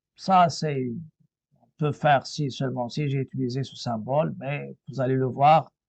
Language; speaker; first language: French; non-native, local second language; Arabic